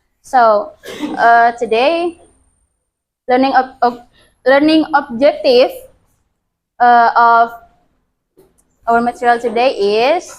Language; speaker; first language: English; non-native, learner; Indonesian